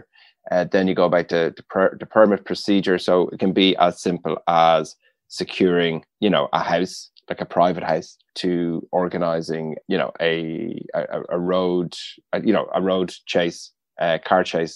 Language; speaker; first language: English; native; English